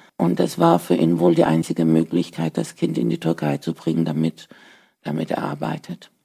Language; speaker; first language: German; early bilingual, other home language; Turkish